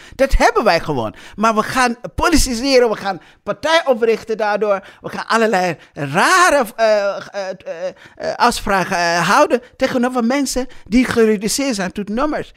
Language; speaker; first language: Dutch; non-native, fluent; English